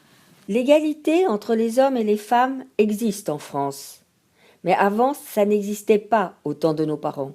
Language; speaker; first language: French; non-native, learner; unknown